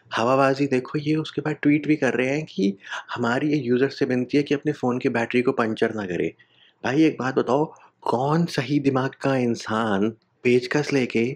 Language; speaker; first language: Hindi; native; Hindi